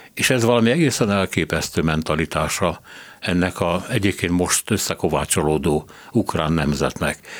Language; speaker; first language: Hungarian; native; Hungarian